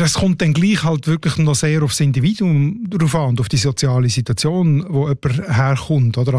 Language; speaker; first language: German; native; German